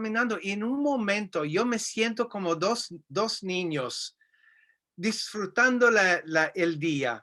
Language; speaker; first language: Spanish; non-native, fluent; English